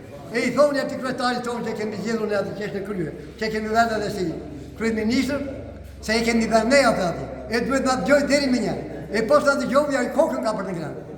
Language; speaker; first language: Albanian; native; Albanian